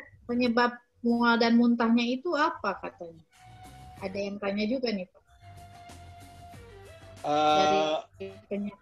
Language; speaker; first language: Indonesian; native; Indonesian